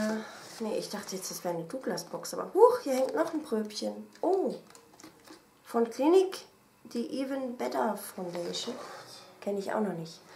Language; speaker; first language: German; native; German